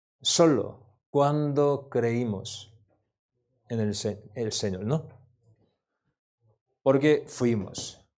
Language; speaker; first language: Spanish; non-native, learner; Korean